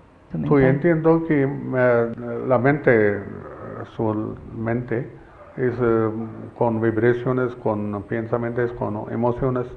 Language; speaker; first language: Spanish; non-native, learner; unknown